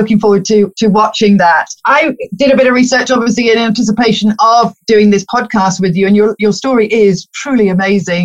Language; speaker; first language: English; native; English